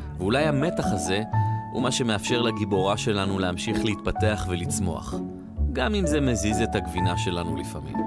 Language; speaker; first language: Hebrew; native; Hebrew